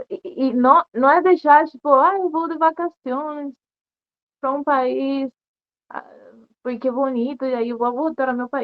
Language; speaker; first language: Portuguese; non-native, learner; Spanish